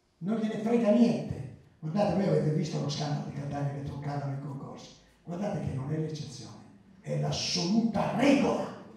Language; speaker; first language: Italian; early bilingual, other home language; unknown